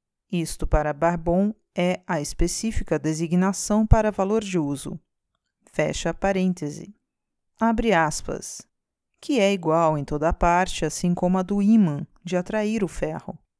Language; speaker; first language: Portuguese; native; Portuguese